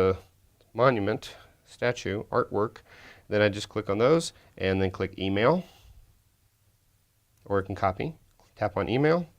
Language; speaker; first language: English; native; English